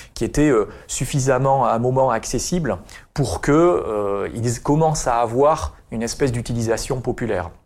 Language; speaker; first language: French; native; French